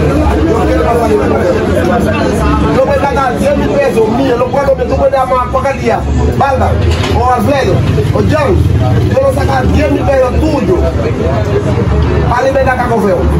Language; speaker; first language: Spanish; non-native, learner; Haitian Creole